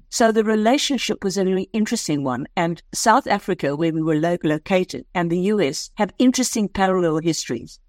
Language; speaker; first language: English; native; English